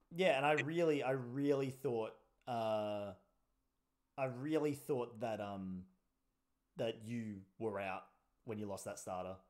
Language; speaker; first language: English; native; English